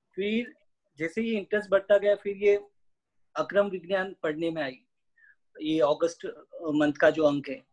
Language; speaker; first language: Hindi; non-native, local second language; Gujarati